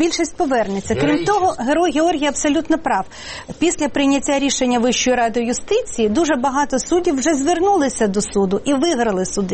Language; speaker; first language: Ukrainian; native; Ukrainian